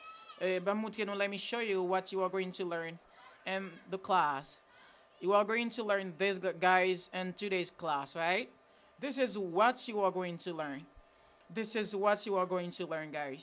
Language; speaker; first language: English; non-native, fluent; Haitian Creole